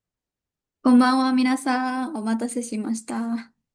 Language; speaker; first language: Japanese; non-native, fluent; Indonesian